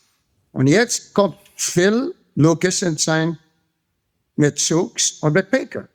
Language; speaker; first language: German; non-native, fluent; English